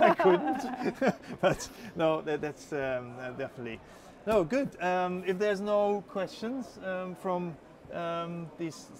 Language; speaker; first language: English; non-native, fluent; German